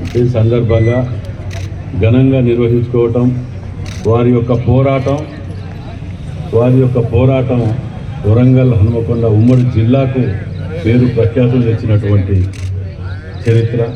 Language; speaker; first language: Telugu; native; Telugu